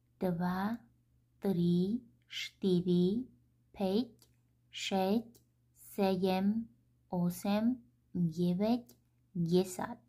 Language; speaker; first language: Slovak; non-native, fluent; Vietnamese